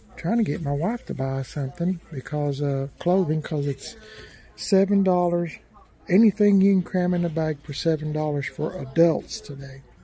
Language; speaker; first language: English; native; English